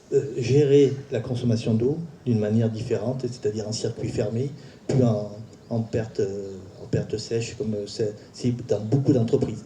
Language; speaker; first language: French; native; French